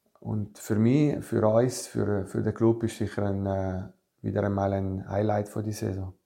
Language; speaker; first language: German; non-native, fluent; Italian